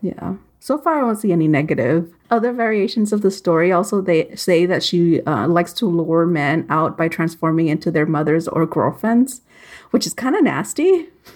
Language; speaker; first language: English; native; English